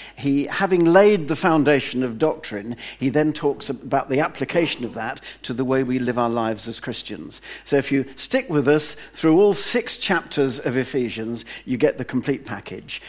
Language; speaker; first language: English; native; English